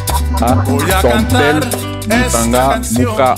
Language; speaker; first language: Indonesian; non-native, fluent; Spanish